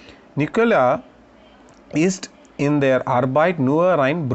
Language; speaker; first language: German; non-native, learner; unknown